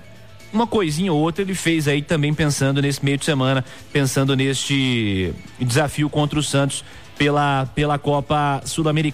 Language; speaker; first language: Portuguese; native; Portuguese